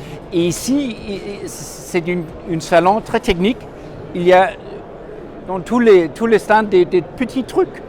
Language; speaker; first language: French; non-native, fluent; Danish